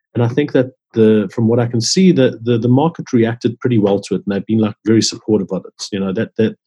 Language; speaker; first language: English; native; English